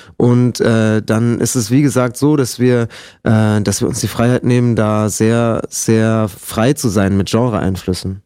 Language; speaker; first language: German; native; German